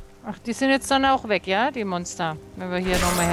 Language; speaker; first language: German; native; German